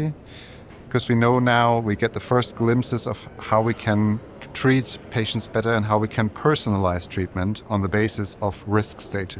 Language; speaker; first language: English; non-native, fluent; German